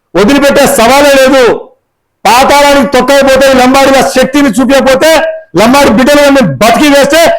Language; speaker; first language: Telugu; non-native, local second language; Lambadi